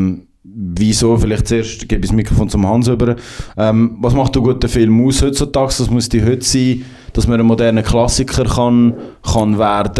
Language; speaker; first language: German; native; German